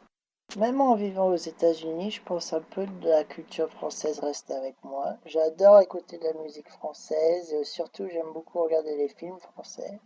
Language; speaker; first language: French; early bilingual, heritage; French